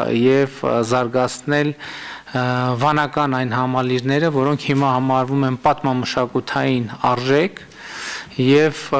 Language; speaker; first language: Armenian; native; Armenian